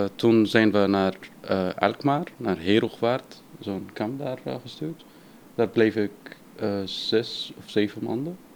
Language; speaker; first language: Dutch; non-native, fluent; Arabic